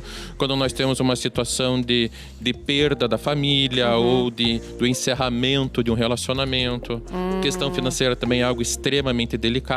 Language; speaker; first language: Portuguese; native; Portuguese